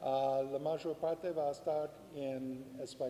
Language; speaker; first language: Spanish; non-native, fluent; English